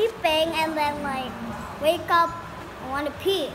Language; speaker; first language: English; early bilingual, other home language; Indonesian